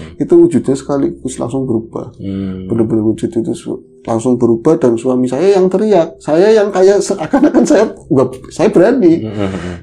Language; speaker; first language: Indonesian; native; Indonesian